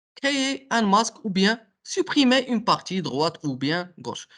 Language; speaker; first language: French; non-native, local second language; Arabic